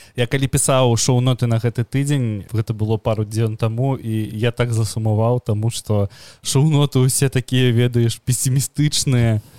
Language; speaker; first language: Belarusian; non-native, local second language; Russian